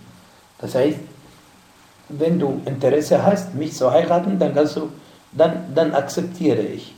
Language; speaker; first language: German; non-native, fluent; Arabic